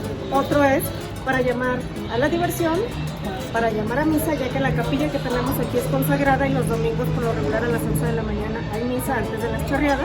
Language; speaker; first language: Spanish; native; Spanish